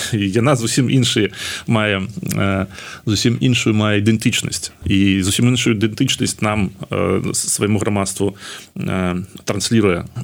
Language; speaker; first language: Belarusian; non-native, local second language; Russian